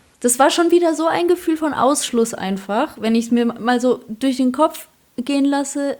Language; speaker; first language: German; early bilingual, other home language; Polish